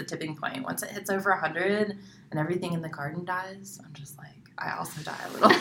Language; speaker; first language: English; native; English